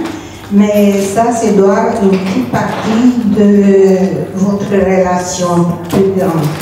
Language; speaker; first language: French; non-native, fluent; Romanian